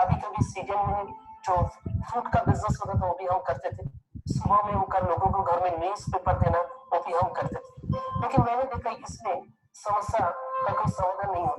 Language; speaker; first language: Hindi; non-native, local second language; Bangla